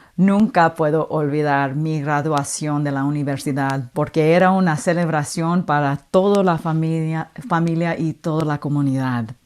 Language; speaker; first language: Spanish; early bilingual, heritage; Spanish